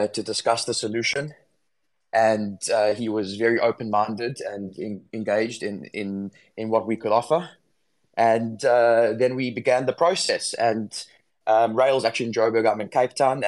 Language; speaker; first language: English; native; English